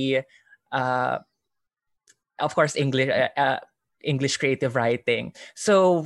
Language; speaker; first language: English; non-native, local second language; Filipino